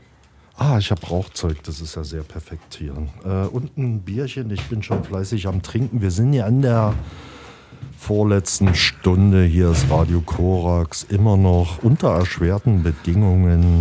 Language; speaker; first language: German; native; German